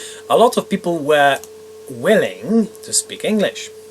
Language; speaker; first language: English; non-native, fluent; Polish